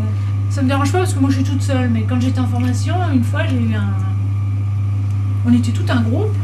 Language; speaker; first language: French; native; French